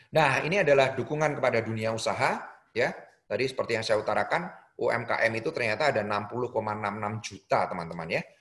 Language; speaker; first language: Indonesian; native; Indonesian